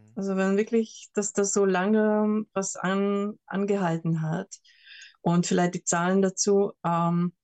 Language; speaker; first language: German; non-native, fluent; Hungarian